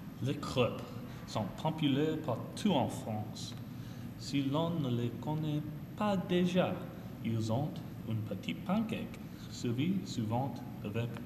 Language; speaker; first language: French; non-native, learner; English